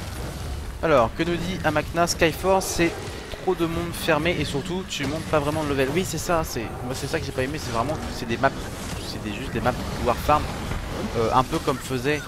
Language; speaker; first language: French; native; French